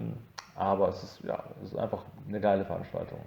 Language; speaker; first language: German; native; German